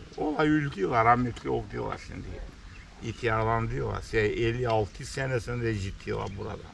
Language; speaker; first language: Turkish; native; Turkish